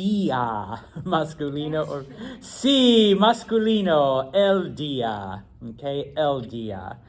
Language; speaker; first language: Spanish; non-native, fluent; English